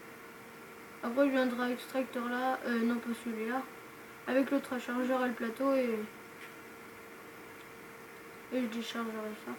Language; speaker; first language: French; native; French